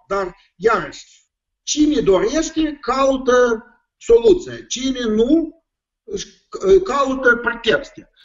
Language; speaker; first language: Romanian; non-native, local second language; Russian